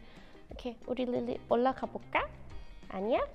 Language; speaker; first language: Korean; non-native, fluent; Thai